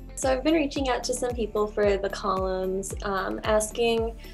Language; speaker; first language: English; native; English